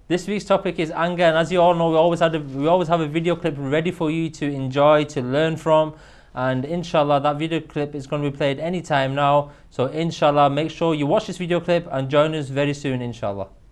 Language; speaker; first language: English; native; English